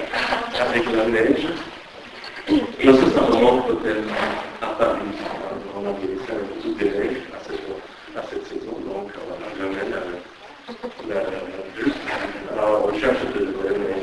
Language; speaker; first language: French; native; French